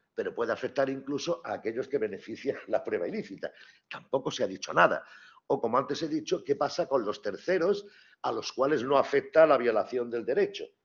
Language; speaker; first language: Spanish; native; Spanish